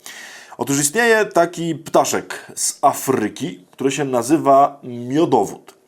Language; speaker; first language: Polish; native; Polish